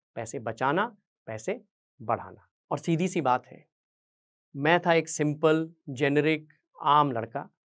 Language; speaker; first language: Hindi; native; Hindi